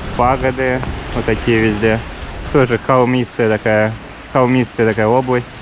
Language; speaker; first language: Russian; native; Russian